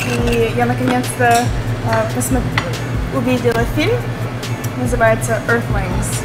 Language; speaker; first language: Russian; early bilingual, other home language; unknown